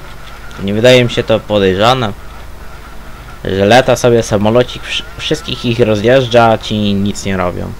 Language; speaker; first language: Polish; native; Polish